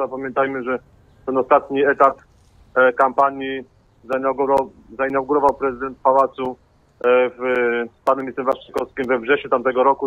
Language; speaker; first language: Polish; native; Polish